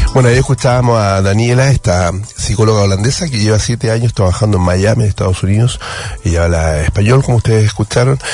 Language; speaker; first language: Spanish; native; Spanish